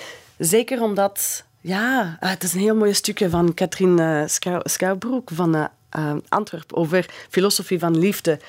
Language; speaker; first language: Dutch; non-native, fluent; English